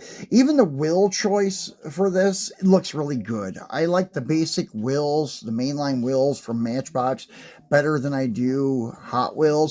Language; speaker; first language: English; native; English